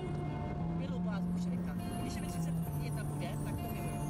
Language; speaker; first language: Czech; native; Czech